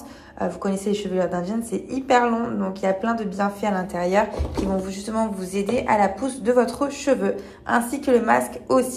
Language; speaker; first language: French; native; French